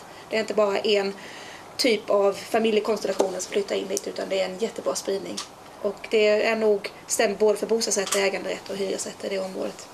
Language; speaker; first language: Swedish; native; Swedish